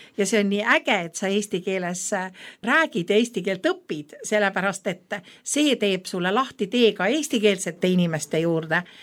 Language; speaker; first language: Estonian; native; Estonian